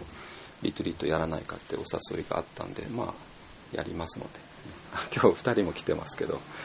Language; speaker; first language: Japanese; native; Japanese